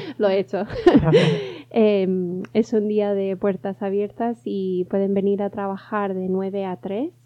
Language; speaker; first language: Spanish; non-native, fluent; English